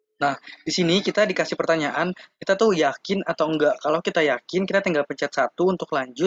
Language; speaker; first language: Indonesian; native; Indonesian